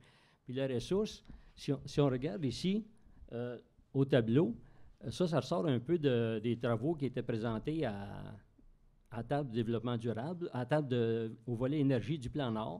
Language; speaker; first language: French; native; French